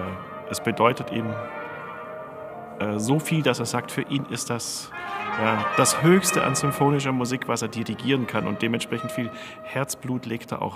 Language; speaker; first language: German; native; German